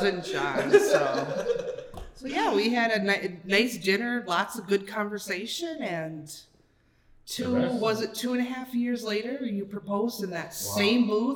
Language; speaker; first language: English; native; English